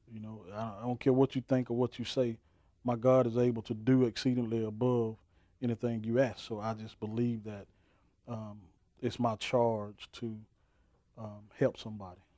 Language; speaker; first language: English; native; English